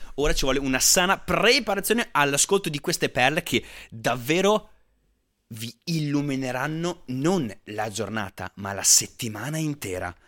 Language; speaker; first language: Italian; native; Italian